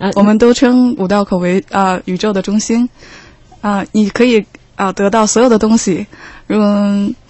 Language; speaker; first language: Chinese; non-native, fluent; Korean